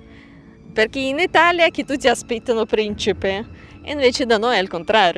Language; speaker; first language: Italian; non-native, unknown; Russian